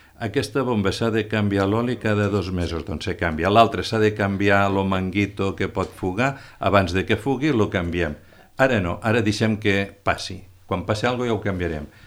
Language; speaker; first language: Catalan; native; Catalan